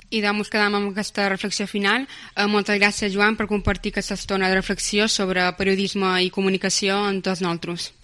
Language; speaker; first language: Catalan; native; Catalan